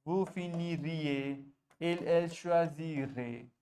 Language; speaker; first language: French; non-native, fluent; Hindi